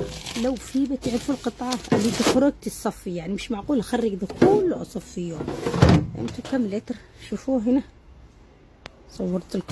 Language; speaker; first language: Arabic; native; Arabic